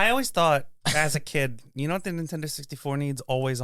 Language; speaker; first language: English; native; English